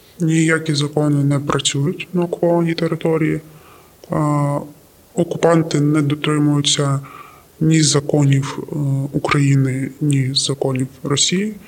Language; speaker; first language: Ukrainian; native; Ukrainian